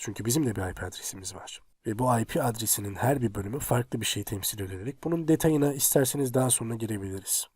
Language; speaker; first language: Turkish; native; Turkish